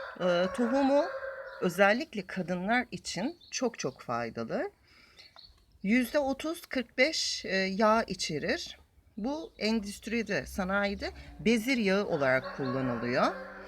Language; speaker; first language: Turkish; native; Turkish